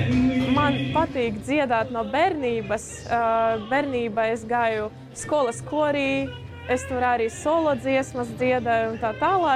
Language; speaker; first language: Latvian; early bilingual, other home language; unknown